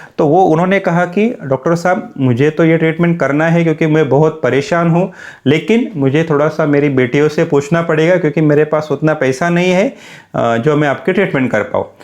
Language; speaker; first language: Hindi; non-native, local second language; Marathi